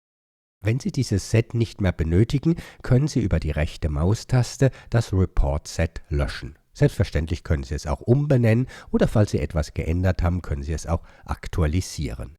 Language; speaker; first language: German; native; German